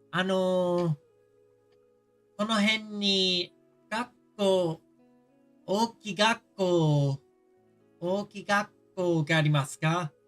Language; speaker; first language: Japanese; non-native, learner; English